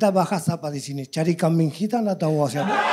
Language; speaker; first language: Indonesian; non-native, fluent; Spanish